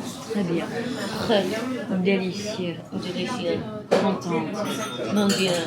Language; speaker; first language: French; non-native, learner; English